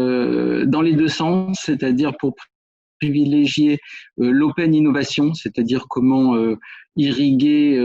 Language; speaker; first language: French; native; French